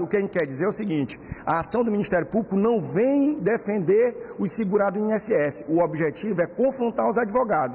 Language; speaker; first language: Portuguese; native; Portuguese